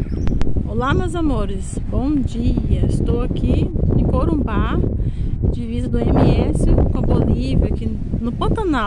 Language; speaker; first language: Portuguese; native; Portuguese